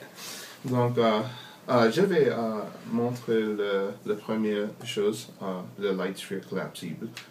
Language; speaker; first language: French; non-native, learner; English